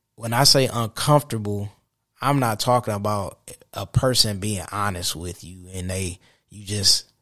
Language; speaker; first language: English; native; English